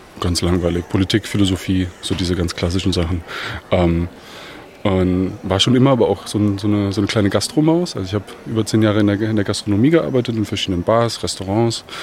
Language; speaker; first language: German; early bilingual, other home language; Bosnian